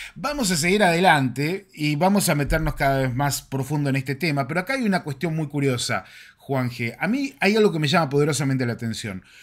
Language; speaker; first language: Spanish; native; Spanish